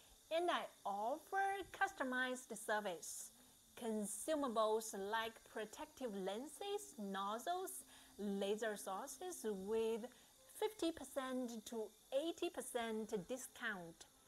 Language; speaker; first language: English; non-native, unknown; Chinese